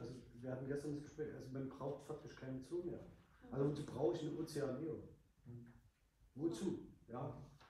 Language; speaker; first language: German; native; German